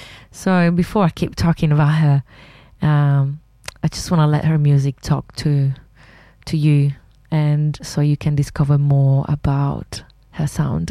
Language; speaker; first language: English; non-native, fluent; Italian